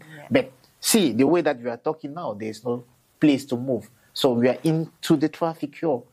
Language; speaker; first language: English; non-native, local second language; French